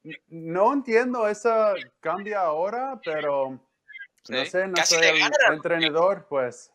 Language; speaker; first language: Spanish; non-native, learner; English